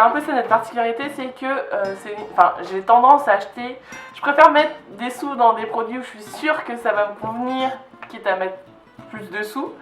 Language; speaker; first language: French; native; French